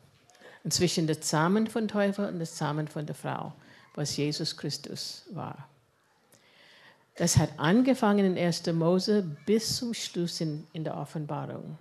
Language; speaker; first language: German; non-native, fluent; English